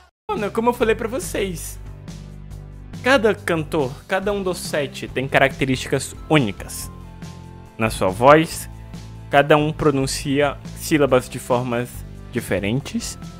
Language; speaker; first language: Portuguese; native; Portuguese